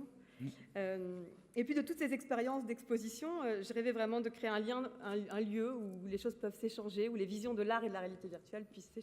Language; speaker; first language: French; native; French